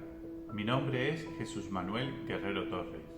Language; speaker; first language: Spanish; native; Spanish